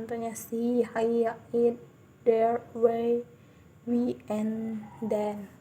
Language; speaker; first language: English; non-native, learner; Indonesian